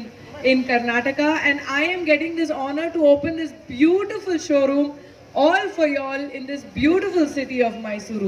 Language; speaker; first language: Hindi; native; Hindi